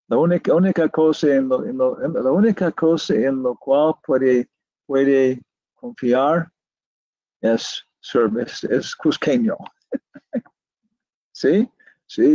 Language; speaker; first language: Spanish; non-native, learner; English